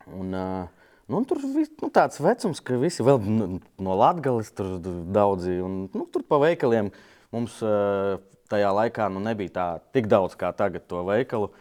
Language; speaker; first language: Latvian; non-native, local second language; Russian